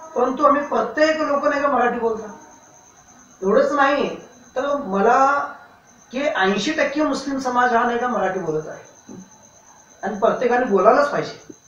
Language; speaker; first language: Marathi; non-native, local second language; Urdu